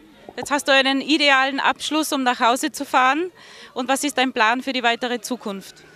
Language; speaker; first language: German; native; German